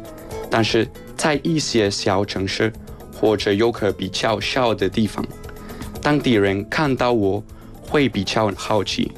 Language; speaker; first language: Chinese; non-native, fluent; Spanish